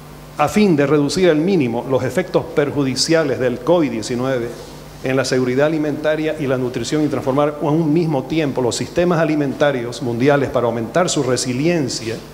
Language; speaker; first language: Spanish; native; Spanish